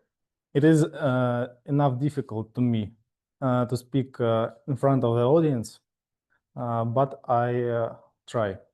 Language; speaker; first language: English; non-native, fluent; Russian